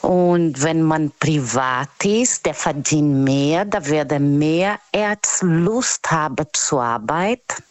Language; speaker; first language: German; non-native, learner; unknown